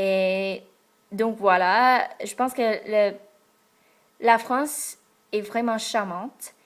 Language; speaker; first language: French; non-native, fluent; English